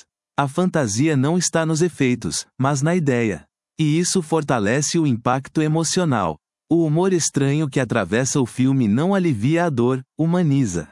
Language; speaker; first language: Portuguese; native; Portuguese